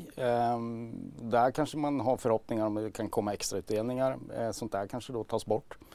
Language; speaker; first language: Swedish; native; Swedish